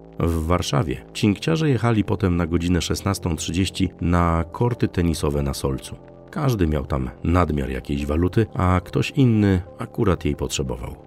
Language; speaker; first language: Polish; native; Polish